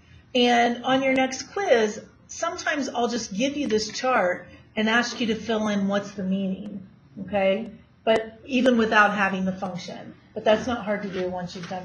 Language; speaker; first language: English; native; English